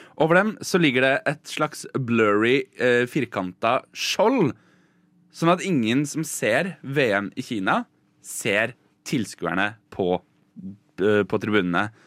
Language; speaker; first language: Norwegian; native; Norwegian